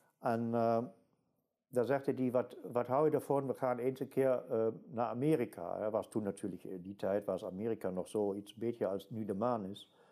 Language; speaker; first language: Dutch; non-native, fluent; German